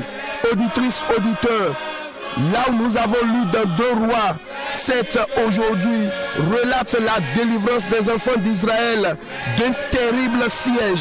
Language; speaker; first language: French; non-native, local second language; Fon